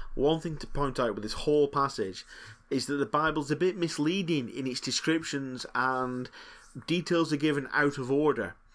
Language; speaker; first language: English; native; English